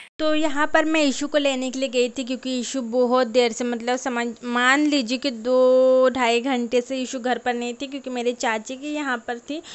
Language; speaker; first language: Hindi; non-native, local second language; Marathi